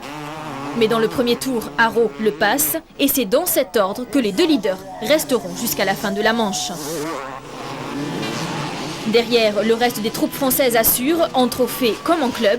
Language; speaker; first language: French; native; French